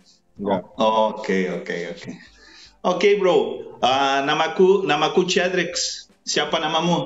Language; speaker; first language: Indonesian; non-native, learner; Portuguese